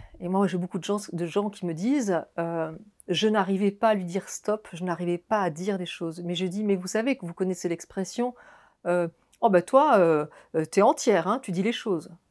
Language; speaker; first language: French; native; French